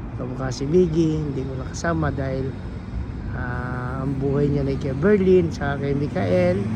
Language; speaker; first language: Filipino; native; Filipino